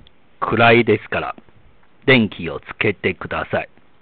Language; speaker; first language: Japanese; non-native, fluent; Chinese